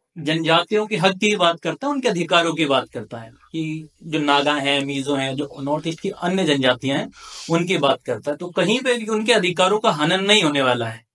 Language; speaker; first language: Hindi; native; Hindi